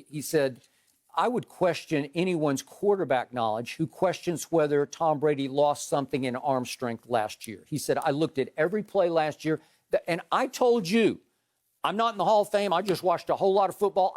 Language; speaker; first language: English; native; English